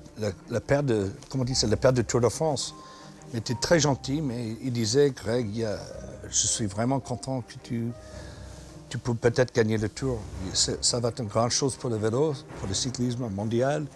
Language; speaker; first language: French; non-native, fluent; English